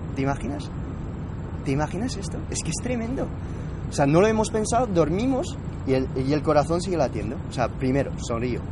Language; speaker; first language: Spanish; non-native, fluent; French